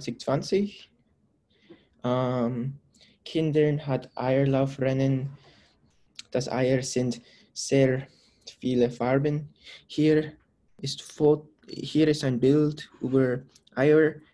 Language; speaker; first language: German; non-native, learner; English